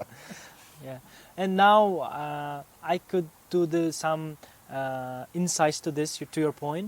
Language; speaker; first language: English; non-native, fluent; Uzbek